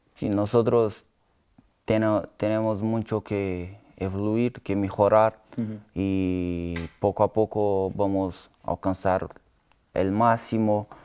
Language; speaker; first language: Spanish; non-native, learner; Portuguese